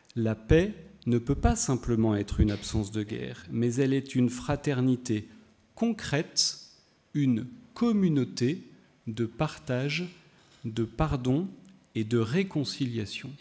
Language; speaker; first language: French; native; French